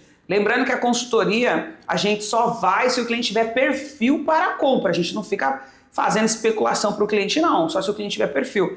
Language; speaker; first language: Portuguese; native; Portuguese